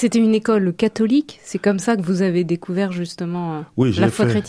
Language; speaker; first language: French; native; French